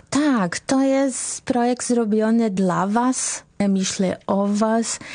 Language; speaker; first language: Polish; non-native, fluent; Portuguese